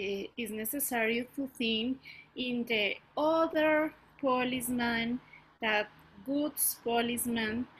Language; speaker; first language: English; non-native, learner; Spanish